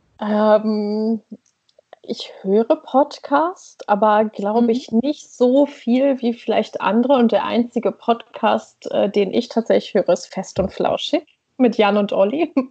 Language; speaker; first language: German; native; German